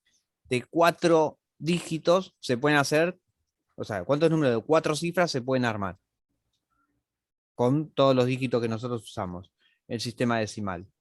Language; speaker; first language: Spanish; native; Spanish